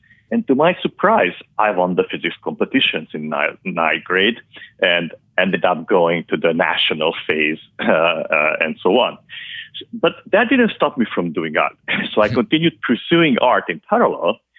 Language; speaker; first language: English; non-native, fluent; Hungarian